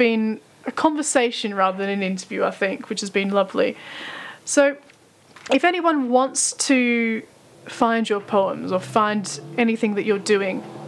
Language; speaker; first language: English; native; English